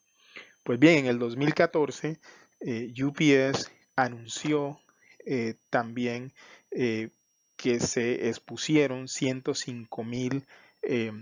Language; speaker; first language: Spanish; native; Spanish